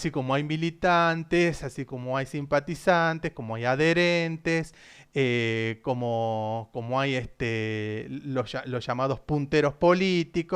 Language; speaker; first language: Spanish; native; Spanish